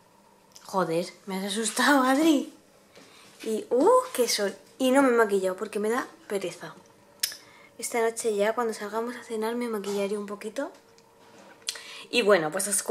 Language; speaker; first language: Spanish; native; Spanish